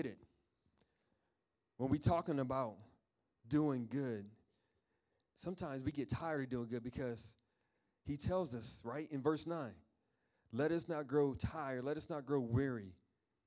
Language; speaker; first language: English; native; English